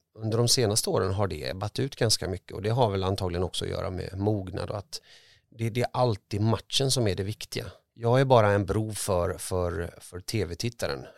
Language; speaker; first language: Swedish; early bilingual, other home language; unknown